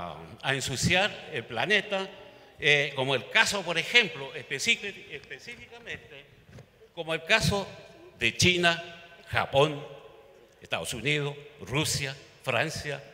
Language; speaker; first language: Spanish; non-native, local second language; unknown